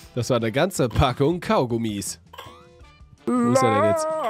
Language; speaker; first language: German; native; German